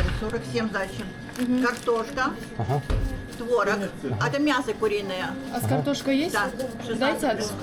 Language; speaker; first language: Russian; non-native, learner; Polish